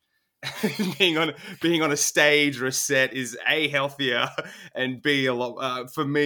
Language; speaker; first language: English; non-native, local second language; Turkish